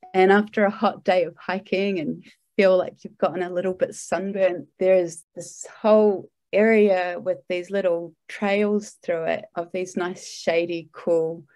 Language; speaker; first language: English; native; English